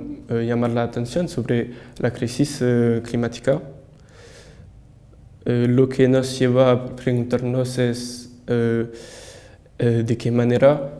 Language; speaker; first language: Spanish; non-native, learner; French